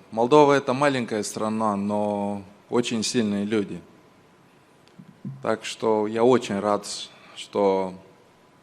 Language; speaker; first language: Russian; non-native, local second language; Romanian